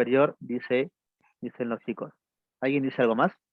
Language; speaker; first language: Spanish; native; Spanish